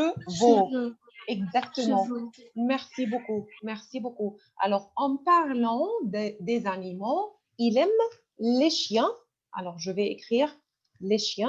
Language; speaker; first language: French; non-native, fluent; Arabic